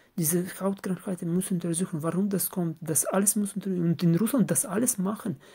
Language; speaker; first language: German; non-native, learner; Russian